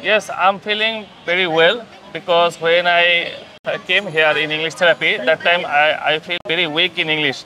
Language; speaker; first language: English; non-native, learner; Bangla